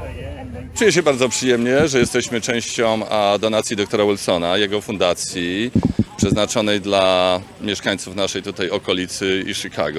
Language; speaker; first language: Polish; native; Polish